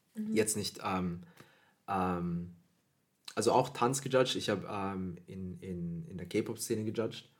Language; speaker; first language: German; early bilingual, other home language; Filipino